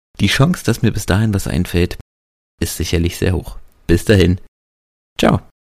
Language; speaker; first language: German; native; German